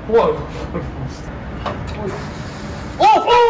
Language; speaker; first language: Japanese; native; Japanese